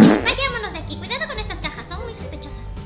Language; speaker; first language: Spanish; native; Spanish